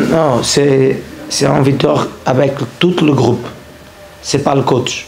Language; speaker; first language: French; non-native, learner; Portuguese